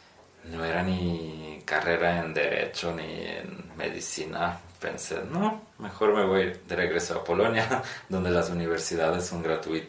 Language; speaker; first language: Spanish; non-native, fluent; Polish